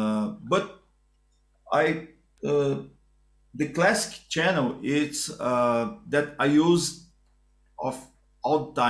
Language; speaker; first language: English; non-native, learner; Portuguese